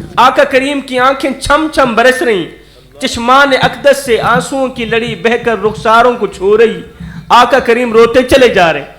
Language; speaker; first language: Urdu; non-native, local second language; Saraiki